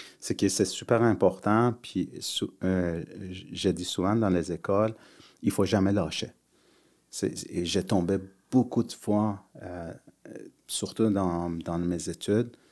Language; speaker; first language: French; early bilingual, other home language; Persian